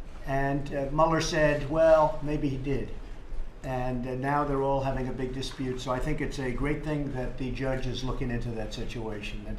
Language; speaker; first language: English; native; English